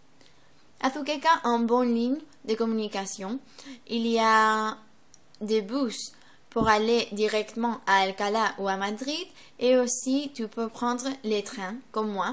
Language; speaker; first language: French; non-native, learner; Spanish